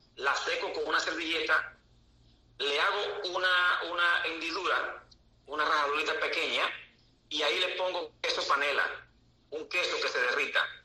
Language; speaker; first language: Spanish; native; Spanish